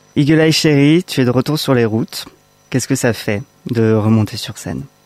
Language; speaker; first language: French; native; French